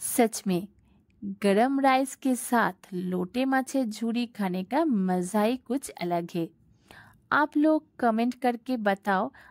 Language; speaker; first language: Hindi; non-native, local second language; Bangla